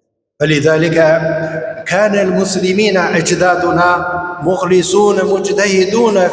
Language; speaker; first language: Arabic; non-native, fluent; Chinese